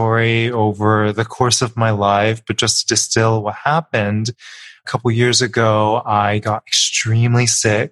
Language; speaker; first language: English; native; English